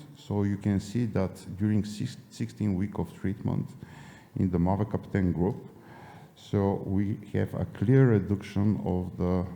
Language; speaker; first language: English; non-native, fluent; Bulgarian